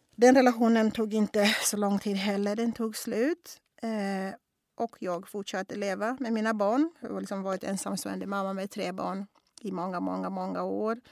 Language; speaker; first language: Swedish; non-native, fluent; Kongo